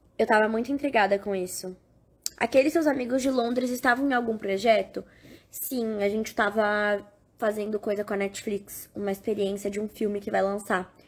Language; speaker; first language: Portuguese; native; Portuguese